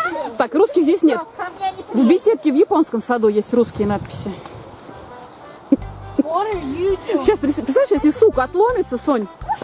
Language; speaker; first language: Russian; native; Russian